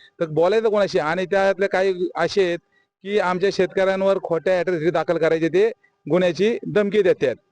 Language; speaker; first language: Marathi; native; Marathi